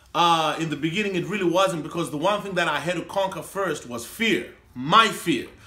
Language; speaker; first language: English; non-native, local second language; Shona